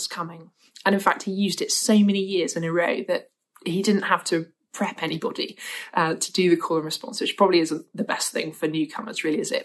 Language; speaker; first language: English; native; English